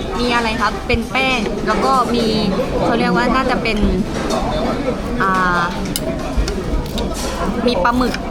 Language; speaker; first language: Thai; native; Thai